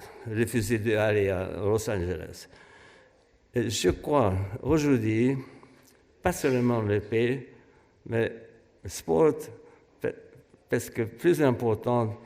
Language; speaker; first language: French; non-native, fluent; Hungarian